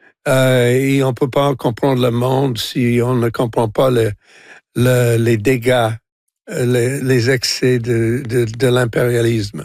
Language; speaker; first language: French; non-native, local second language; English